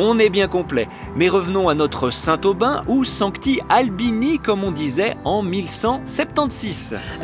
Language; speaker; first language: French; native; French